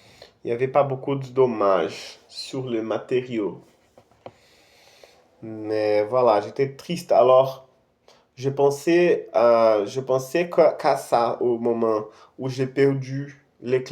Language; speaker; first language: French; non-native, fluent; Portuguese